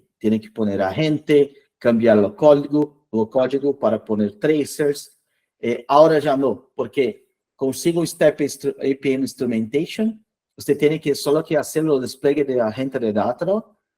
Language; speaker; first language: Spanish; non-native, fluent; Portuguese